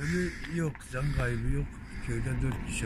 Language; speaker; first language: Turkish; native; Turkish